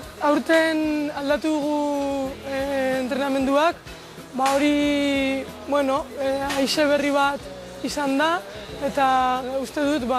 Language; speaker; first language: Basque; non-native, local second language; Spanish